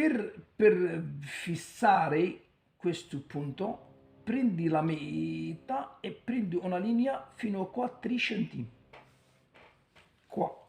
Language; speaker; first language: Italian; non-native, learner; Arabic